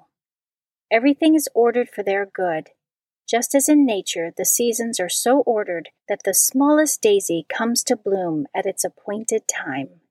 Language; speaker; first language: English; native; English